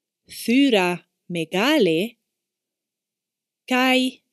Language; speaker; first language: Greek; non-native, fluent; English